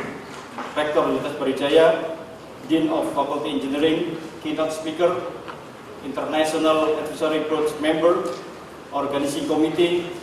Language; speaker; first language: English; non-native, learner; Indonesian